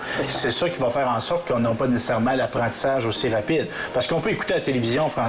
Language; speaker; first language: French; native; French